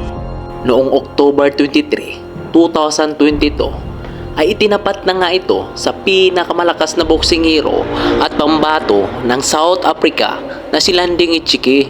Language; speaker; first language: Filipino; native; Filipino